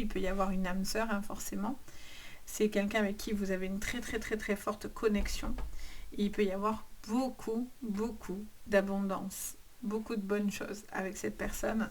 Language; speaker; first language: French; native; French